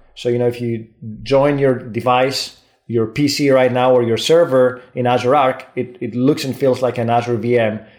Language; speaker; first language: English; non-native, fluent; Greek